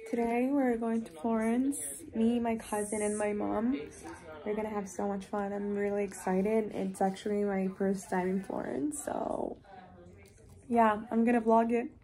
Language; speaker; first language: English; non-native, fluent; Italian